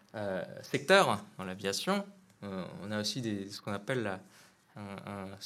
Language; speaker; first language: French; non-native, fluent; Vietnamese